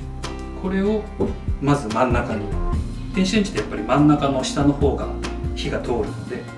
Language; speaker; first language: Japanese; native; Japanese